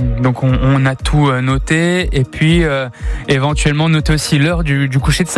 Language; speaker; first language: French; native; French